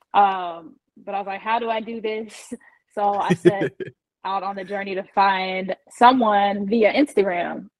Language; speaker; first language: English; native; English